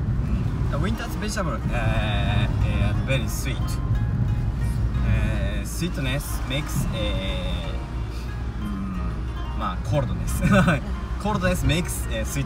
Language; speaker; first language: English; non-native, learner; Japanese